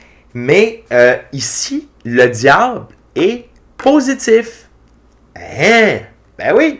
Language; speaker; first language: French; native; French